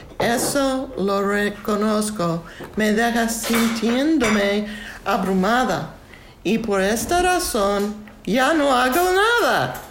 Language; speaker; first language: Spanish; non-native, learner; English